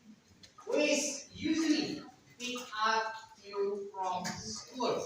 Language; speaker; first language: English; non-native, learner; Indonesian